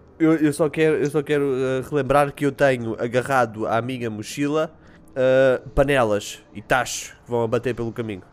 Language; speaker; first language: Portuguese; native; Portuguese